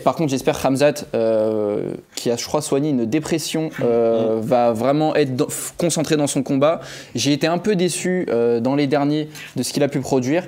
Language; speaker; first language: French; native; French